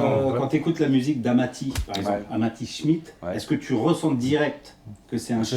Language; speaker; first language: French; native; French